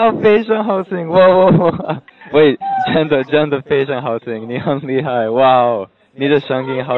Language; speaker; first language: Chinese; non-native, learner; English